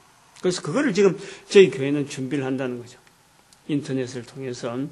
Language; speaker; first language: Korean; native; Korean